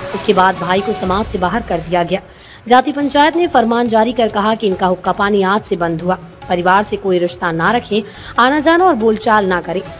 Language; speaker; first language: Hindi; native; Hindi